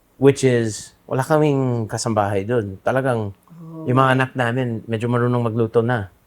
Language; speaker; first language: Filipino; non-native, fluent; English